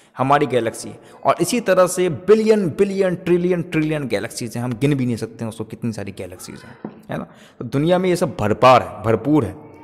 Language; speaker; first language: Hindi; native; Hindi